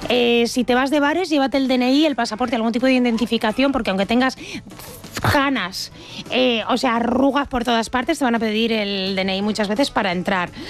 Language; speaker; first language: Spanish; native; Spanish